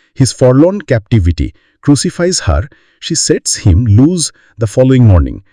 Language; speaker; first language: English; non-native, local second language; Bangla